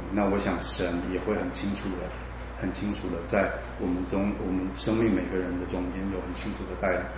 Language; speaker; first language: Chinese; native; Chinese